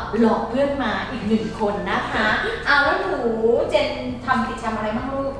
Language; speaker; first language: Thai; native; Thai